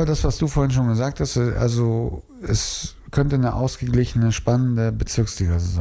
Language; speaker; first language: German; native; German